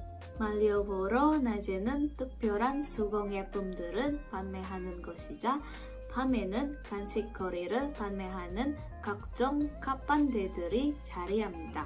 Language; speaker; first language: Korean; non-native, fluent; Indonesian